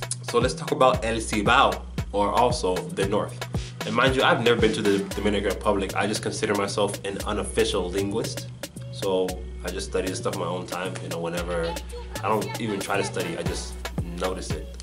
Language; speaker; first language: English; native; English